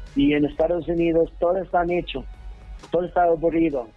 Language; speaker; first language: Spanish; non-native, learner; English